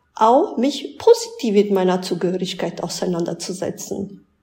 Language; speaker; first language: German; early bilingual, other home language; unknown